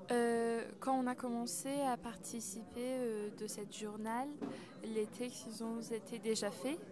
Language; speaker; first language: French; non-native, learner; Persian